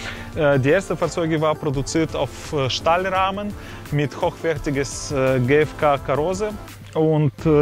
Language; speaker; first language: German; non-native, fluent; Russian